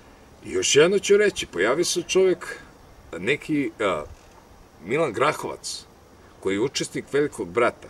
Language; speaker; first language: Serbian; native; Serbian